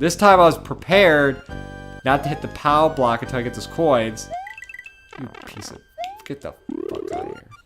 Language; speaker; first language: English; native; English